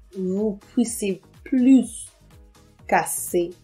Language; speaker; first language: French; non-native, fluent; English